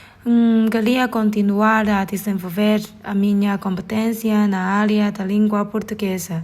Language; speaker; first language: Portuguese; non-native, learner; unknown